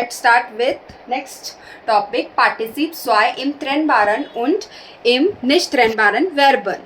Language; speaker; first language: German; non-native, learner; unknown